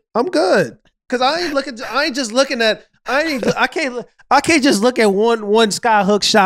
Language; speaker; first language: English; native; English